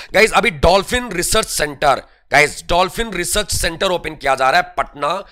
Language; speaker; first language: Hindi; native; Hindi